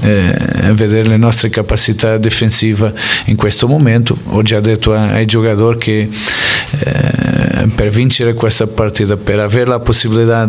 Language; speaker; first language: Italian; non-native, fluent; Portuguese